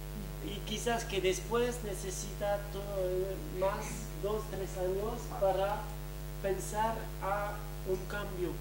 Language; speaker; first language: Spanish; non-native, fluent; French